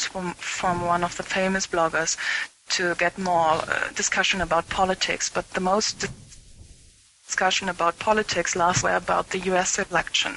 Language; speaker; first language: English; non-native, fluent; German